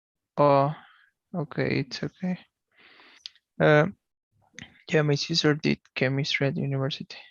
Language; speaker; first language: English; non-native, learner; Portuguese